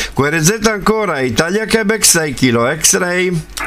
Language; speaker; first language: Italian; native; Italian